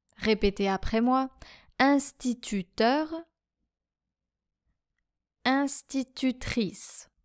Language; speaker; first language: French; native; French